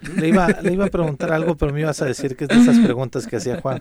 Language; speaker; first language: Spanish; native; Spanish